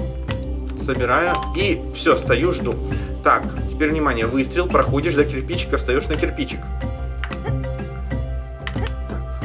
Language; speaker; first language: Russian; native; Russian